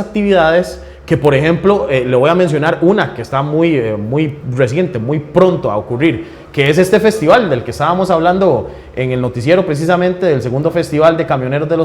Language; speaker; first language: Spanish; native; Spanish